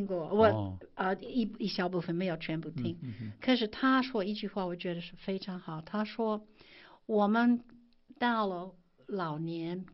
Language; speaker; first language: Chinese; non-native, fluent; English